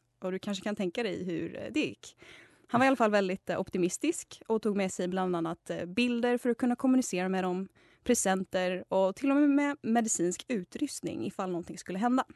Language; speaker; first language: Swedish; native; Swedish